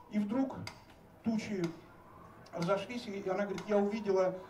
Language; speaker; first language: Russian; native; Russian